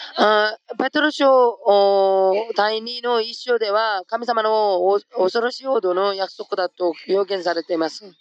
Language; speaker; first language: Japanese; non-native, fluent; Korean